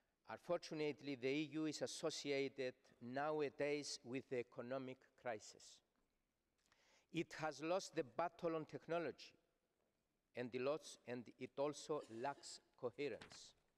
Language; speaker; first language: English; non-native, fluent; Greek